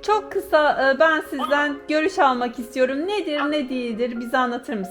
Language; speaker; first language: Turkish; native; Turkish